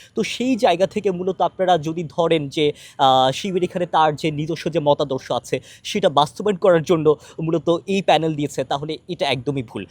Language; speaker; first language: Bangla; non-native, local second language; Chakma